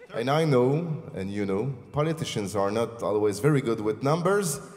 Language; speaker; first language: English; non-native, fluent; French